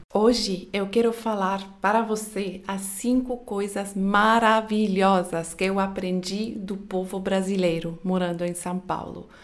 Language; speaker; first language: Portuguese; non-native, fluent; Swiss German